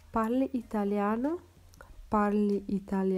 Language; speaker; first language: Italian; non-native, fluent; Romanian